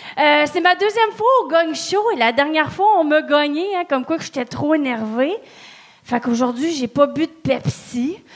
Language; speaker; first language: French; native; French